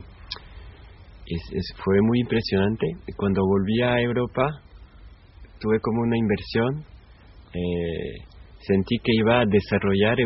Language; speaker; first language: Spanish; non-native, fluent; French